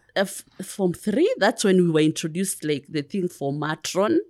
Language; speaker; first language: English; non-native, local second language; Kikuyu